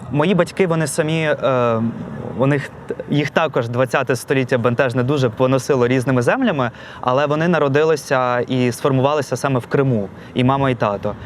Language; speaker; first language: Ukrainian; non-native, local second language; Russian